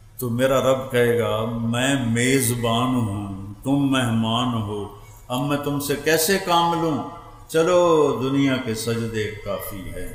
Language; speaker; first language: Urdu; non-native, local second language; Punjabi